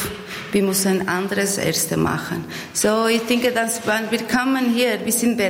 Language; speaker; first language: German; non-native, learner; Portuguese